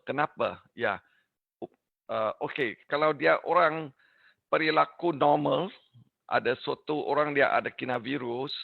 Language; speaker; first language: Indonesian; non-native, learner; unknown